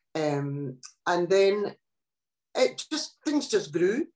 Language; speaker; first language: English; non-native, local second language; Italian